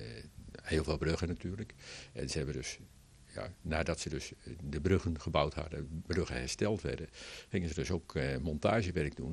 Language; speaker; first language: Dutch; native; Dutch